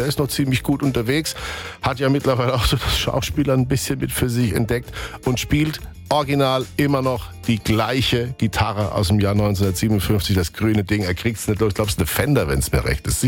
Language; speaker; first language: German; native; German